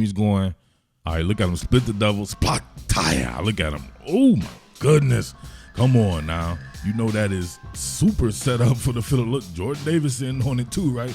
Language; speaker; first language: English; native; English